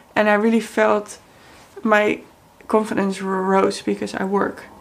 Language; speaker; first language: English; non-native, fluent; Dutch